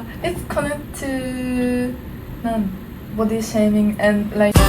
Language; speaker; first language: English; non-native, learner; Japanese